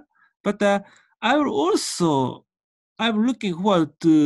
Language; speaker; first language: English; non-native, learner; Japanese